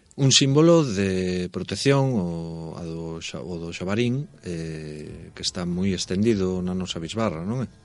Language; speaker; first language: Galician; native; Galician